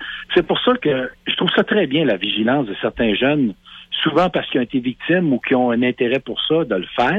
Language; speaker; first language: French; native; French